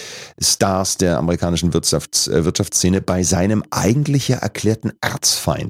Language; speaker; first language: German; native; German